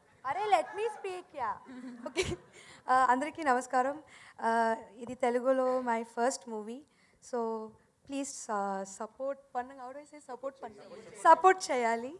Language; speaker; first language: Telugu; non-native, learner; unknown